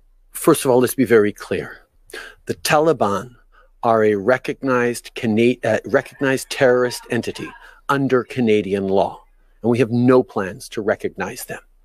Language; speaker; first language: English; native; English